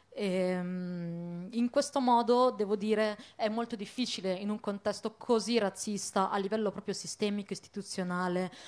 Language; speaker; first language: Italian; early bilingual, other home language; Arabic